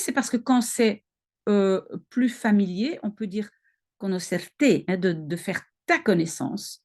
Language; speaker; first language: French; non-native, local second language; Dutch